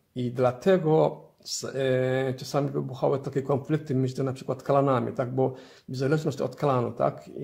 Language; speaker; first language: Polish; non-native, fluent; Somali